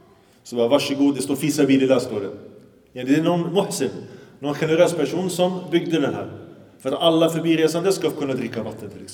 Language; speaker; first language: Swedish; early bilingual, other home language; Arabic